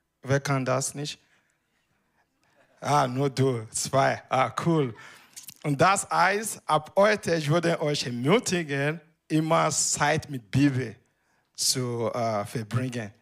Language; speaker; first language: German; non-native, learner; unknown